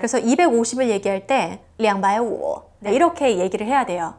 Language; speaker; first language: Korean; native; Korean